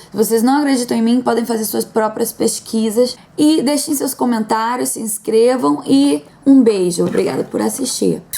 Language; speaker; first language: Portuguese; native; Portuguese